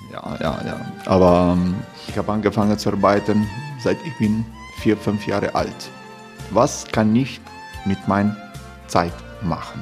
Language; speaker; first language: German; non-native, fluent; Croatian